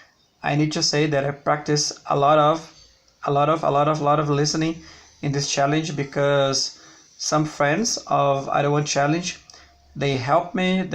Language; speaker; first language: English; non-native, learner; Portuguese